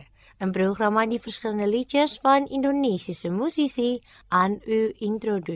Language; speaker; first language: Dutch; non-native, fluent; Indonesian